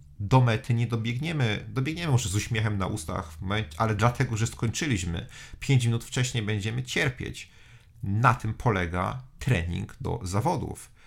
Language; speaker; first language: Polish; native; Polish